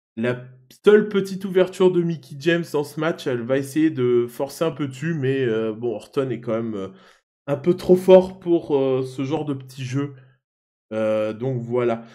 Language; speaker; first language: French; native; French